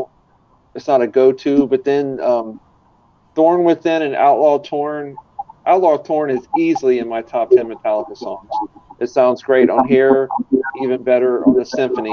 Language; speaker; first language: English; native; English